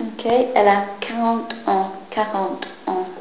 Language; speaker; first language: French; non-native, fluent; English